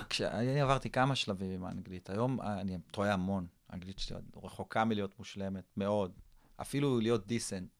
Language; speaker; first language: Hebrew; early bilingual, other home language; English